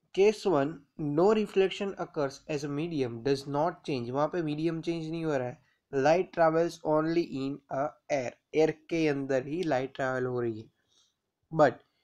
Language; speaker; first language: Hindi; non-native, local second language; Gujarati